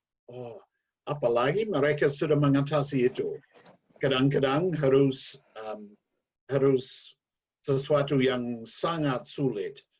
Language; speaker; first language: Indonesian; non-native, learner; English